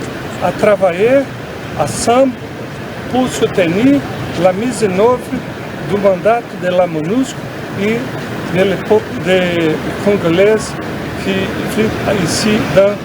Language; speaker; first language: French; non-native, fluent; English